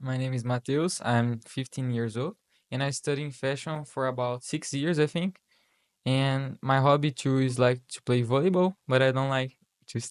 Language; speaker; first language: English; non-native, learner; Portuguese